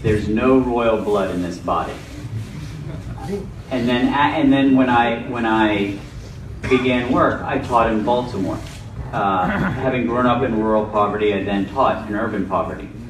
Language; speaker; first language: English; native; English